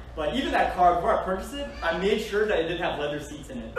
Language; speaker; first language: English; native; English